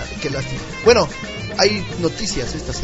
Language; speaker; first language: Spanish; native; Spanish